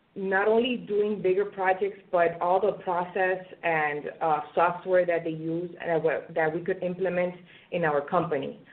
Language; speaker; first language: English; non-native, fluent; Spanish